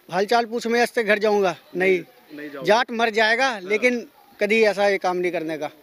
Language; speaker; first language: Hindi; native; Hindi